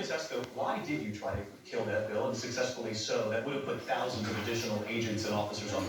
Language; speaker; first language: English; native; English